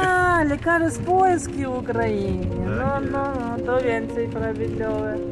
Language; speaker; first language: Polish; non-native, fluent; Ukrainian